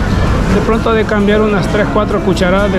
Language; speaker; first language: Spanish; native; Spanish